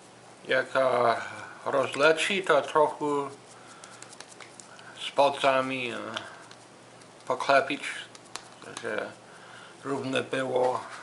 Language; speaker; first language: Polish; early bilingual, heritage; Polish